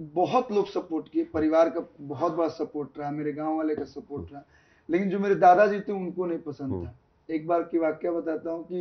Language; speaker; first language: Hindi; native; Hindi